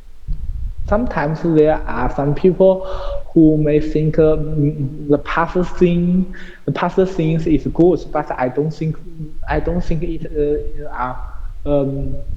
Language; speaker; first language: English; non-native, learner; Chinese